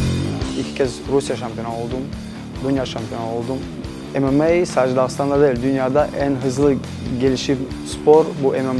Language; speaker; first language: Turkish; non-native, learner; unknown